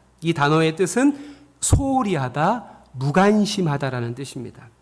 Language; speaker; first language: Korean; native; Korean